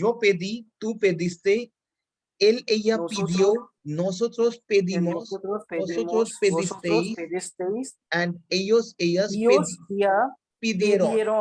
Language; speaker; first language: Spanish; non-native, fluent; Hindi